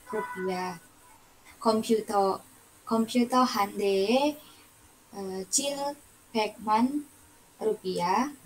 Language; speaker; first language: Korean; non-native, learner; Indonesian